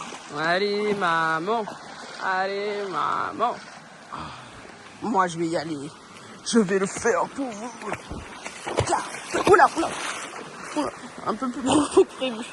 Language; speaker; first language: French; native; French